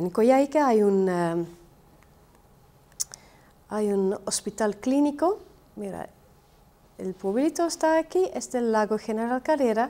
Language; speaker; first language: Spanish; non-native, fluent; Dutch